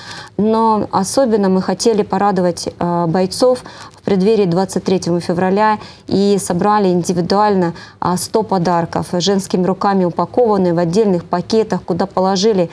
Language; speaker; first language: Russian; native; Russian